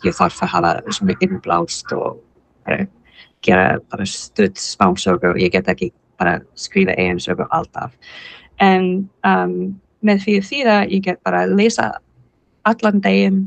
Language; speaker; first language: Icelandic; non-native, fluent; English